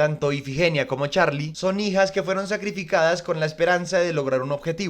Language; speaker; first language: Spanish; native; Spanish